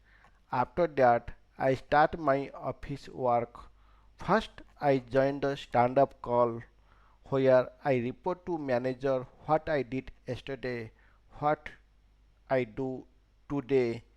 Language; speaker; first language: English; non-native, fluent; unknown